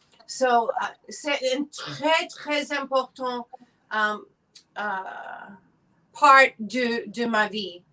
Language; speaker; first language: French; non-native, learner; English